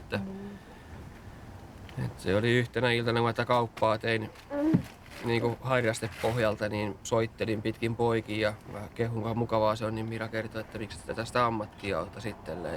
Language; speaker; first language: Finnish; native; Finnish